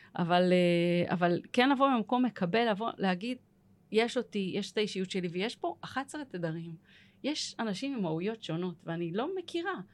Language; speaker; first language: Hebrew; native; Hebrew